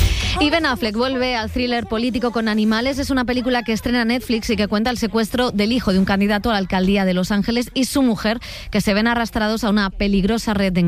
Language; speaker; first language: Spanish; native; Spanish